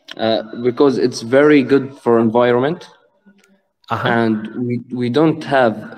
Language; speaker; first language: English; non-native, learner; Arabic